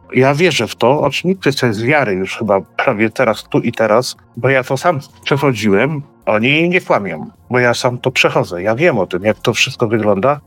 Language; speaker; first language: Polish; early bilingual, heritage; Polish